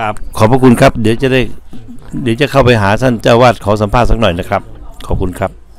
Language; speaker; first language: Thai; native; Thai